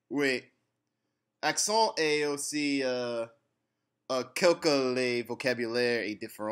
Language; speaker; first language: French; non-native, learner; English